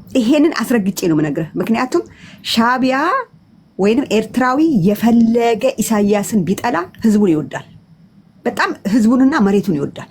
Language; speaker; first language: Amharic; non-native, local second language; Tigrinya